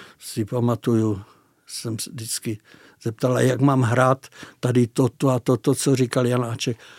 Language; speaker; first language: Czech; non-native, local second language; Slovak